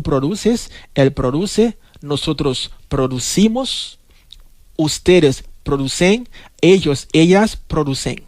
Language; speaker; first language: Spanish; non-native, fluent; Haitian Creole